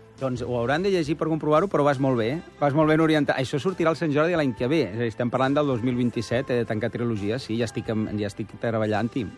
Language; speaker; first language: Catalan; native; Catalan